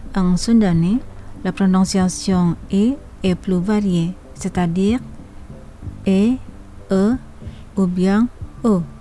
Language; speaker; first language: French; non-native, fluent; Indonesian